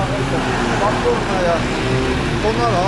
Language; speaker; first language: Russian; non-native, learner; Armenian